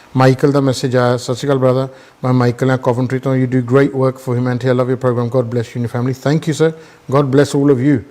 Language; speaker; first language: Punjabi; early bilingual, heritage; Punjabi